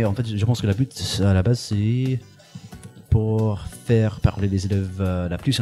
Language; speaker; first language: French; non-native, fluent; English